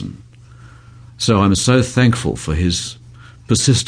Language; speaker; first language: English; native; English